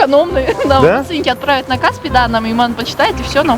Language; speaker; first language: Russian; non-native, local second language; Kazakh